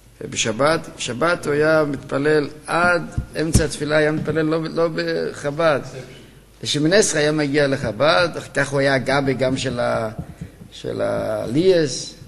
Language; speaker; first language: Hebrew; native; Hebrew